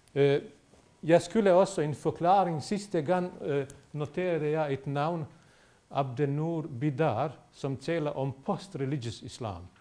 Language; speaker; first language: Danish; non-native, fluent; Bosnian